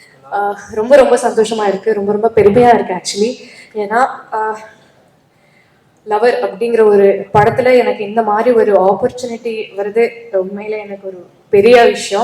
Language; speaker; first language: Tamil; non-native, learner; Telugu